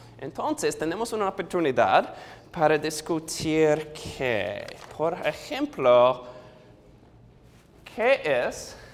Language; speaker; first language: Spanish; non-native, learner; English